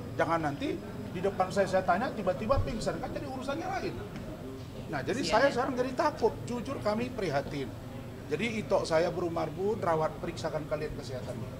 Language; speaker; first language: Indonesian; native; Indonesian